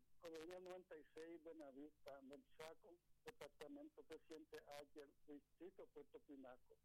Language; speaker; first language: Spanish; non-native, local second language; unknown